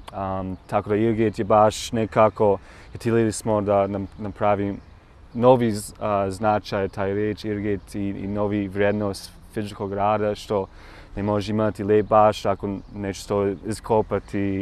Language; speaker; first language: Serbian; non-native, learner; English